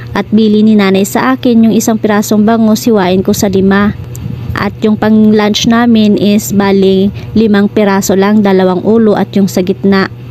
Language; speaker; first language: Filipino; non-native, local second language; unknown